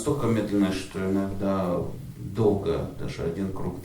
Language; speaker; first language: Russian; native; Russian